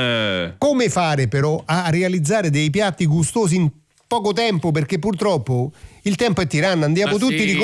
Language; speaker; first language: Italian; native; Italian